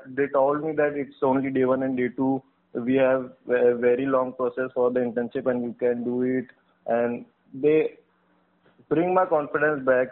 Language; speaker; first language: English; non-native, local second language; Hindi